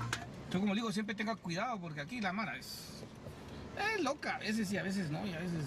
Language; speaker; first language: Spanish; native; Spanish